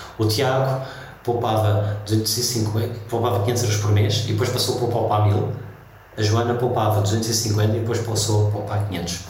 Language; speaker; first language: Portuguese; early bilingual, heritage; Portuguese